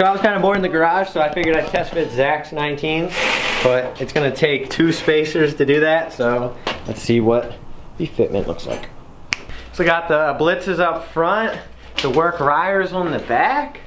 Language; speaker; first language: English; native; English